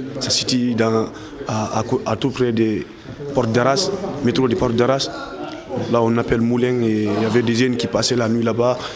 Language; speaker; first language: French; non-native, local second language; Fula